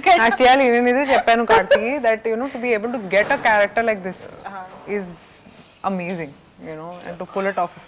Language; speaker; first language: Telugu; non-native, local second language; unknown